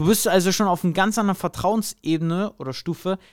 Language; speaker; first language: German; native; German